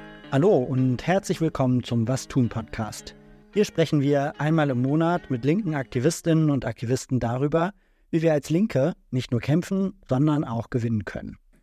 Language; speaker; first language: German; native; German